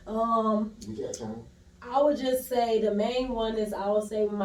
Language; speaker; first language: English; native; English